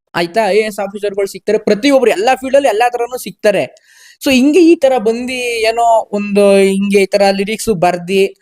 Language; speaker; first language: Kannada; native; Kannada